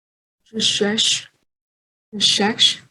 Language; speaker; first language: French; non-native, learner; Vietnamese